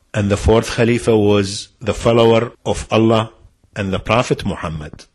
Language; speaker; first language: English; non-native, fluent; Arabic